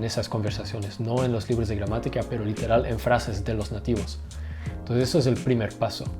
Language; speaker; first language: Spanish; non-native, fluent; Dutch